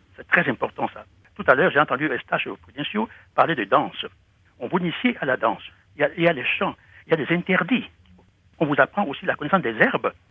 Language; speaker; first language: French; non-native, local second language; Fon